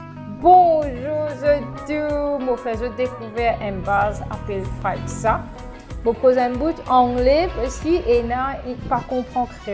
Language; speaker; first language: French; non-native, local second language; Morisyen